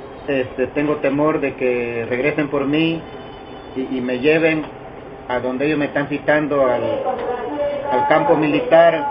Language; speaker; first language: Spanish; native; Spanish